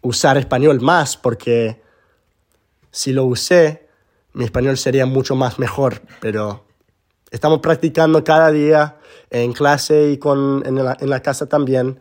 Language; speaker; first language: Spanish; early bilingual, heritage; Spanish